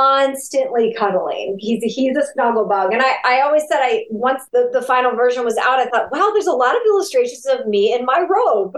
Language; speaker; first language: English; native; English